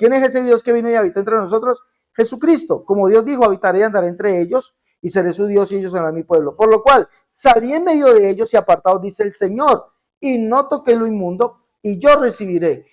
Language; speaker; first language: Spanish; native; Spanish